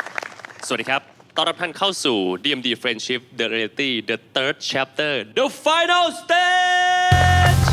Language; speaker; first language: Thai; native; Thai